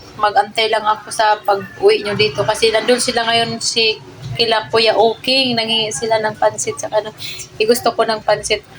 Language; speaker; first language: Filipino; non-native, local second language; Cebuano